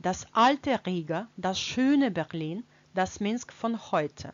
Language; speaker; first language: German; non-native, fluent; Russian